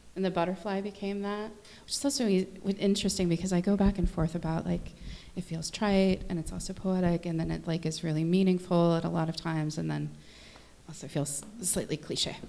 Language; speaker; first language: English; native; English